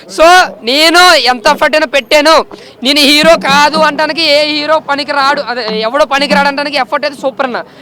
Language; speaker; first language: Telugu; native; Telugu